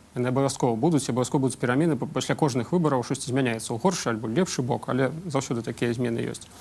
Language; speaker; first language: Belarusian; non-native, local second language; Russian